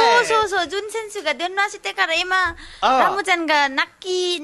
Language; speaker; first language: Japanese; non-native, learner; Nepali